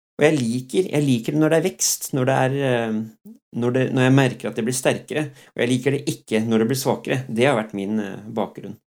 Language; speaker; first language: Norwegian; early bilingual, other home language; Dutch